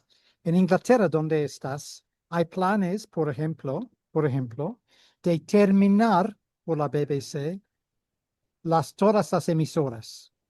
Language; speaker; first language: Spanish; non-native, fluent; English